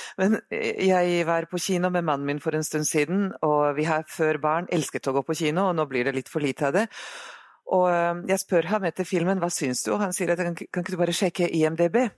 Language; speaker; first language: Norwegian; non-native, fluent; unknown